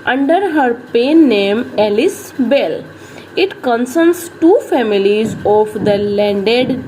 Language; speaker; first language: English; non-native, local second language; Hindi